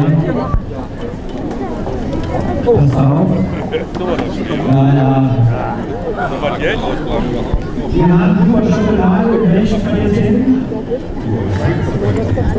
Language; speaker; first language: German; native; German